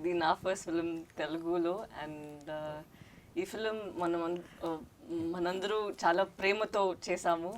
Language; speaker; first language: Telugu; non-native, local second language; Tamil